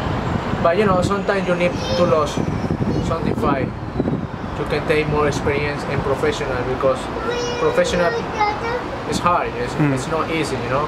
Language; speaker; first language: English; non-native, learner; Spanish